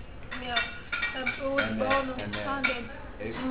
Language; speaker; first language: English; non-native, learner; French